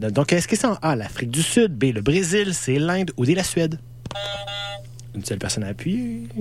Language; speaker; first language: French; native; French